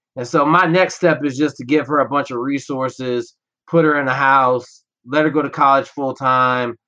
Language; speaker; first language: English; native; English